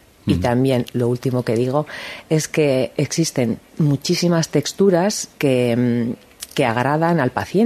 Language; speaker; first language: Spanish; native; Spanish